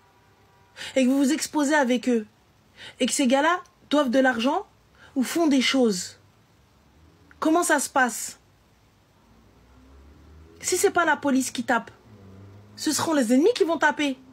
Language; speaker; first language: French; native; French